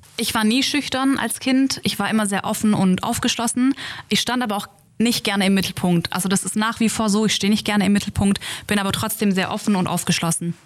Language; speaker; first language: German; native; German